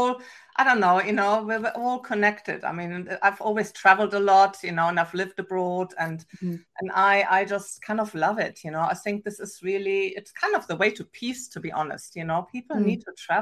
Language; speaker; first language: English; non-native, fluent; German